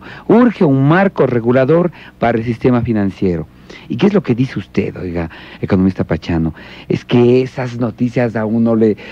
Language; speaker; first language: Spanish; native; Spanish